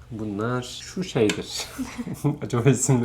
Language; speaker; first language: Turkish; native; Turkish